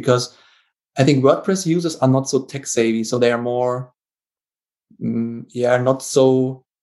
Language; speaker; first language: English; non-native, fluent; German